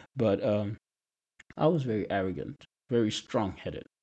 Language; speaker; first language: English; non-native, local second language; Shona